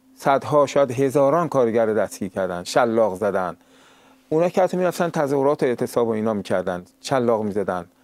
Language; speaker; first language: Persian; native; Persian